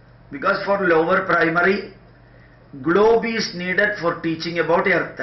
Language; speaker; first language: English; non-native, local second language; Malayalam